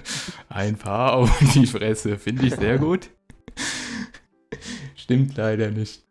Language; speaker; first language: German; native; German